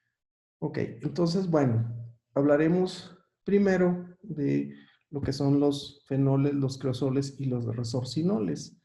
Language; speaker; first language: Spanish; native; Spanish